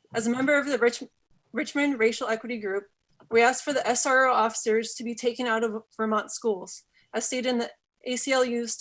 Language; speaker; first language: English; native; English